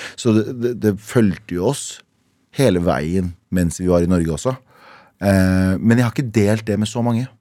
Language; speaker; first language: Norwegian; early bilingual, other home language; Kurdish